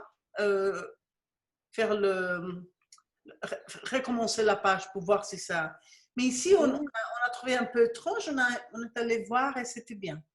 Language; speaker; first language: French; non-native, fluent; Spanish